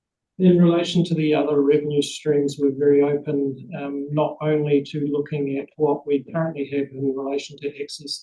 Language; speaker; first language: English; native; English